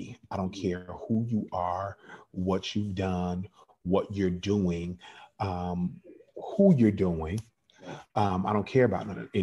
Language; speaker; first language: English; native; English